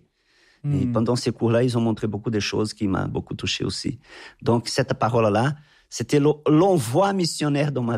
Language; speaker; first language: French; non-native, fluent; Portuguese